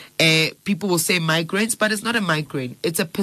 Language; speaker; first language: English; non-native, local second language; Zulu